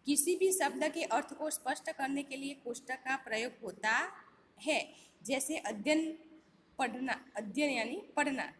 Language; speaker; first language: Hindi; non-native, local second language; Gujarati